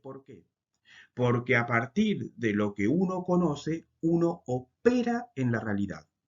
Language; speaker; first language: Spanish; native; Spanish